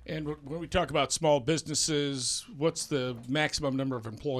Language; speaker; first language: English; native; English